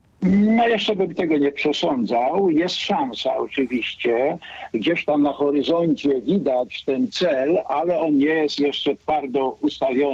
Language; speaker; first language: Polish; native; Polish